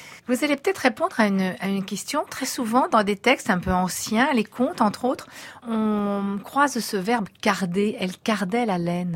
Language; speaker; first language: French; native; French